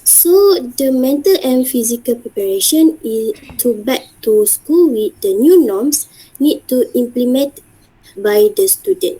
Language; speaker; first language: English; non-native, learner; Malay